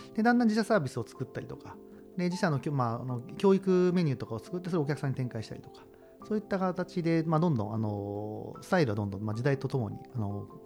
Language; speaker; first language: Japanese; native; Japanese